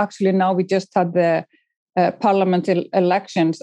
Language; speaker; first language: English; non-native, fluent; Icelandic